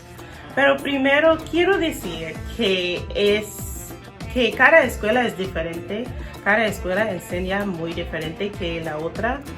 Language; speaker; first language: Spanish; non-native, learner; English